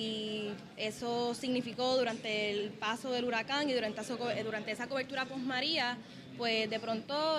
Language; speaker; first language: Spanish; native; Spanish